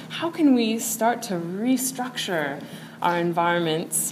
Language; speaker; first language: English; native; English